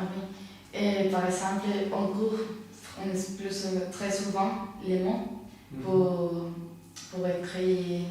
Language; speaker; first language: French; non-native, fluent; Spanish